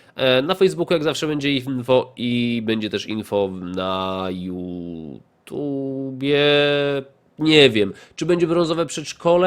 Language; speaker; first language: Polish; native; Polish